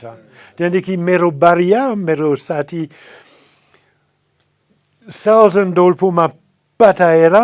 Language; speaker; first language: Nepali; non-native, fluent; French